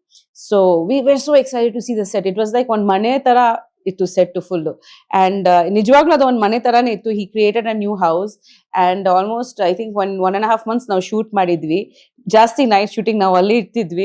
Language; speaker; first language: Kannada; non-native, fluent; Bangla